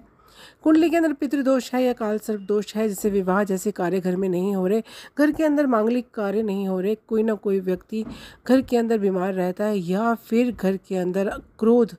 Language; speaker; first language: Hindi; native; Hindi